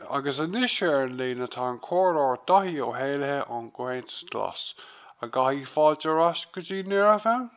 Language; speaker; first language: Irish; non-native, local second language; English